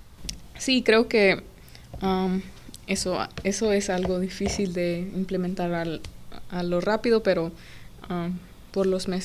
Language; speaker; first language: Spanish; early bilingual, heritage; English